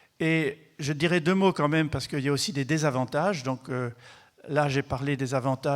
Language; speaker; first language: French; native; French